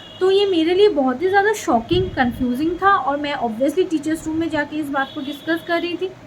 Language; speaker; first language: Hindi; non-native, local second language; Bangla